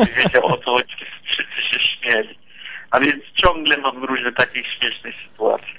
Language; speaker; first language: Polish; non-native, fluent; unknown